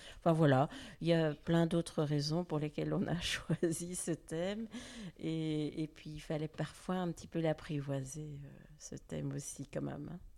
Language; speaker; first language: French; native; French